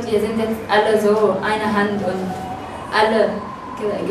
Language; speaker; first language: German; non-native, fluent; Arabic